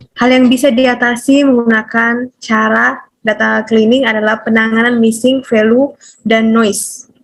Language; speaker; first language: Indonesian; native; Indonesian